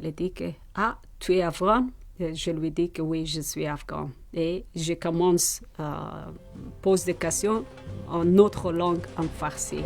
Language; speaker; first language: French; non-native, learner; Persian